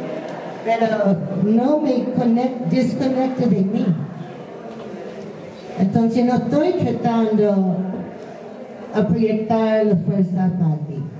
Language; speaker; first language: Spanish; non-native, fluent; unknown